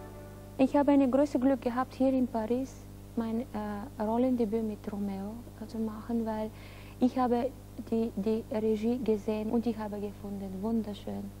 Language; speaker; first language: German; non-native, fluent; Bulgarian